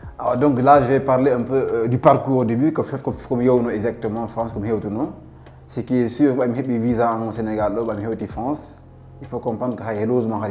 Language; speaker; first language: French; non-native, local second language; Fula